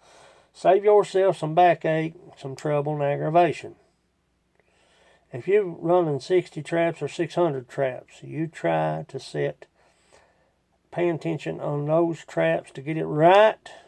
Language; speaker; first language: English; native; English